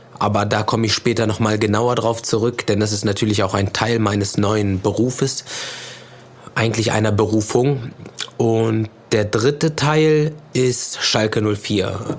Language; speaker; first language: German; early bilingual, other home language; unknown